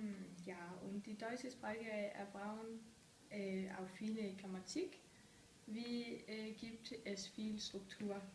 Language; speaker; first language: German; non-native, learner; Danish